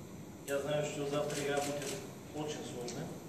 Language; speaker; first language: Russian; non-native, learner; Bulgarian